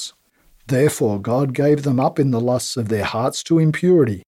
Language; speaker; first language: English; native; English